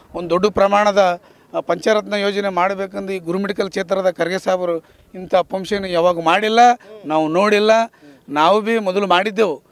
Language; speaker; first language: Kannada; native; Kannada